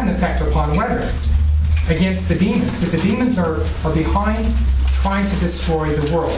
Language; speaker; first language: English; native; English